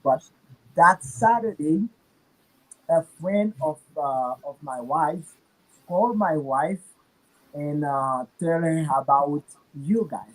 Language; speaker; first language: English; non-native, learner; Haitian Creole